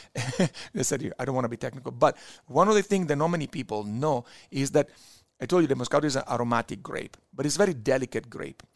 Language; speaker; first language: English; non-native, fluent; Italian